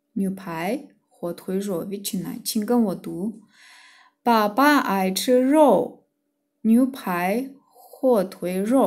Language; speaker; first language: Chinese; non-native, fluent; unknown